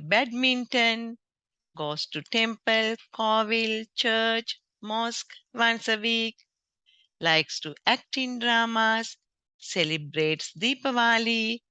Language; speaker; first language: English; non-native, local second language; Sinhala